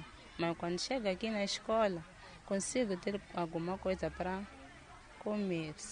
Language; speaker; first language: Portuguese; non-native, local second language; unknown